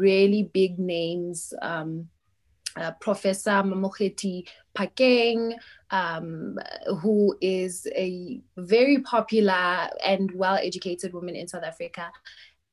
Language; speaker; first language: English; non-native, local second language; Tsonga